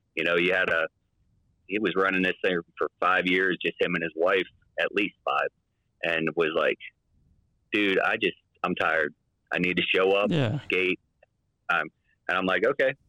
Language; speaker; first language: English; native; English